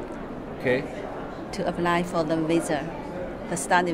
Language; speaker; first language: English; non-native, learner; Chinese